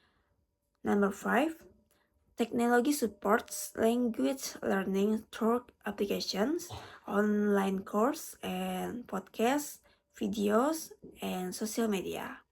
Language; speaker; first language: English; non-native, learner; Indonesian